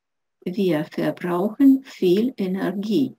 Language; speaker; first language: German; non-native, fluent; Russian